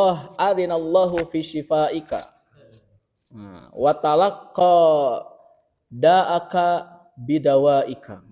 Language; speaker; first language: Arabic; non-native, fluent; Indonesian